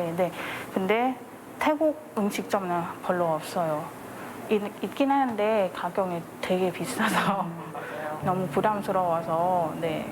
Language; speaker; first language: Korean; non-native, learner; Thai